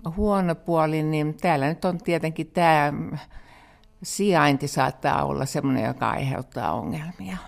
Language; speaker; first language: Finnish; native; Finnish